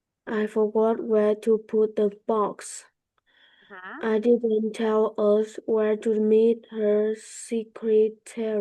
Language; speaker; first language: English; non-native, learner; Vietnamese